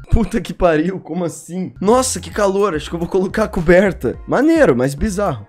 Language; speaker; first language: Portuguese; native; Portuguese